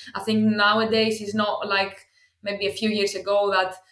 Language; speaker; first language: English; non-native, fluent; Greek